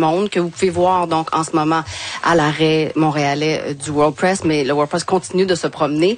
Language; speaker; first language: French; native; French